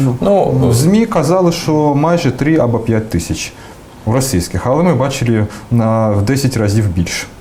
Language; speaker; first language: Ukrainian; early bilingual, heritage; Russian